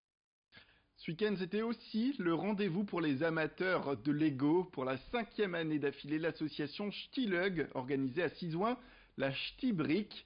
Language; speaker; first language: French; native; French